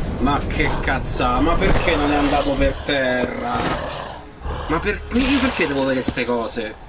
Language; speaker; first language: Italian; native; Italian